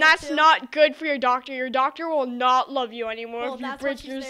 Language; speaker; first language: English; native; English